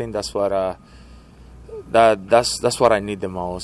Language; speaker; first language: English; non-native, fluent; Spanish